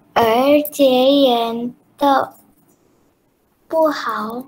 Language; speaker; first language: Chinese; non-native, learner; Indonesian